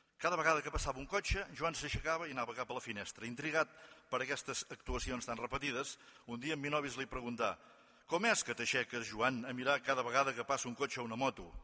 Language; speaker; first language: Catalan; native; Catalan